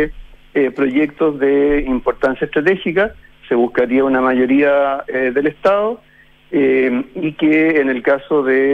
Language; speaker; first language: Spanish; native; Spanish